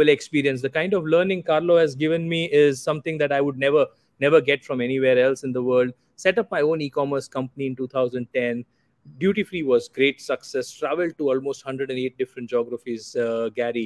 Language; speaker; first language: English; non-native, local second language; Gujarati